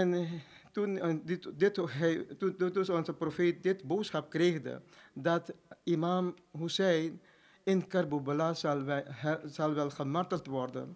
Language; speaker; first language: Dutch; non-native, fluent; Urdu